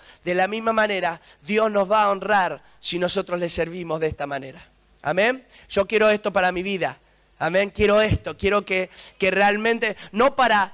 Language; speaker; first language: Spanish; native; Spanish